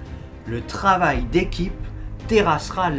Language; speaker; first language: French; native; French